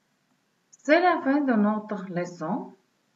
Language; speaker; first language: French; non-native, fluent; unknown